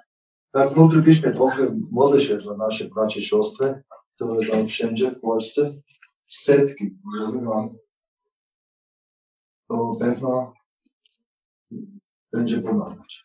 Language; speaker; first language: Polish; non-native, learner; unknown